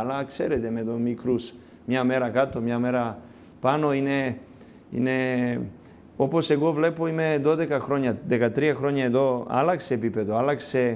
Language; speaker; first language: Greek; non-native, learner; Serbian